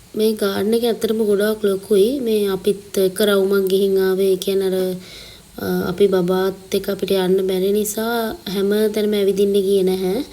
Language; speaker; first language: Sinhala; non-native, local second language; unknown